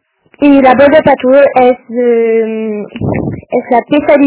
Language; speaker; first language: Spanish; non-native, learner; French